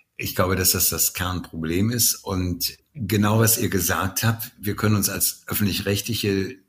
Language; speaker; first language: German; native; German